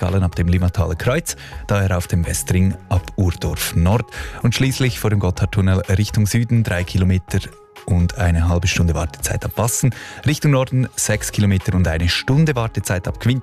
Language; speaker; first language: German; native; German